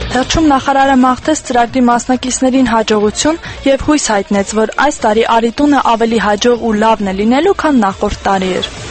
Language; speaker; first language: Armenian; native; Armenian